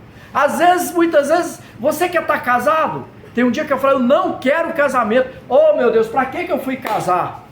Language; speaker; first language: Portuguese; native; Portuguese